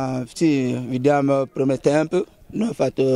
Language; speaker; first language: Italian; non-native, learner; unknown